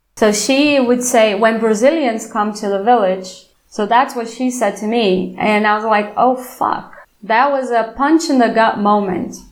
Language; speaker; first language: English; non-native, fluent; Portuguese